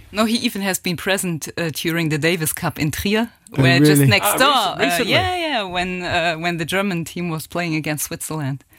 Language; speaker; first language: English; non-native, fluent; German